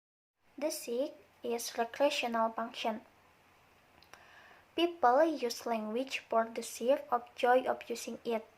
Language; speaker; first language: English; non-native, learner; Indonesian